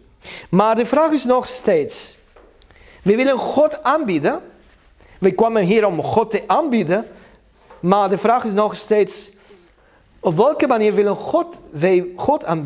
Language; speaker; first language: Dutch; non-native, learner; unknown